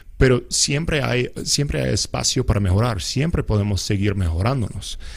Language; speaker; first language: Spanish; non-native, fluent; English